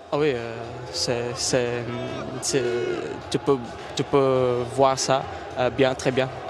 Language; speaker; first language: French; non-native, learner; Portuguese